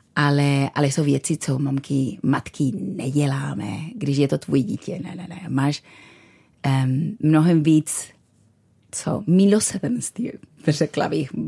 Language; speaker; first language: Czech; non-native, fluent; Spanish